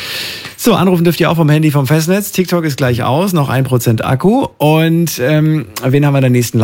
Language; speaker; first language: German; native; German